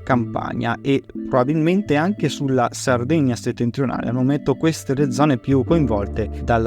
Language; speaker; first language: Italian; native; Italian